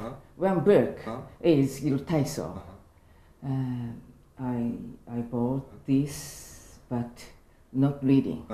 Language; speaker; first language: English; non-native, learner; Japanese